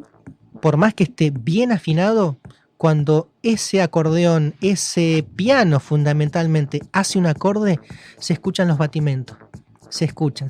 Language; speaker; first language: Spanish; native; Spanish